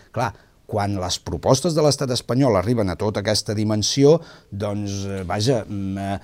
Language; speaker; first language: Catalan; non-native, local second language; Spanish